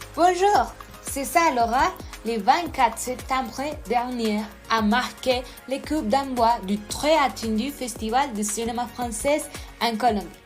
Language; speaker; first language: French; non-native, learner; Spanish